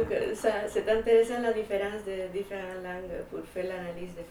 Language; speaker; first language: French; non-native, fluent; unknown